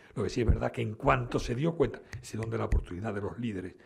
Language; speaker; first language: Spanish; native; Spanish